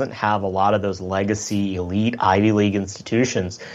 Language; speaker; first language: English; native; English